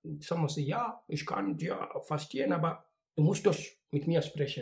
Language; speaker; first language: German; non-native, learner; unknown